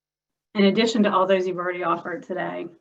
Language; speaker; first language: English; native; English